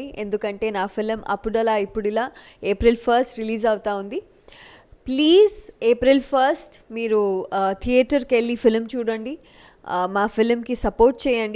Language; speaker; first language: Telugu; non-native, local second language; Kannada